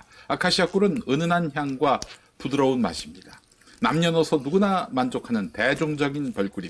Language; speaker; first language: Korean; native; Korean